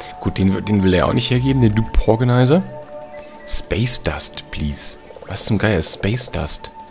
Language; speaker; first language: German; native; German